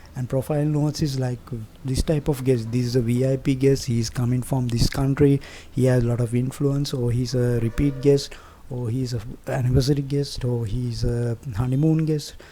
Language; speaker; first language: English; non-native, local second language; Sinhala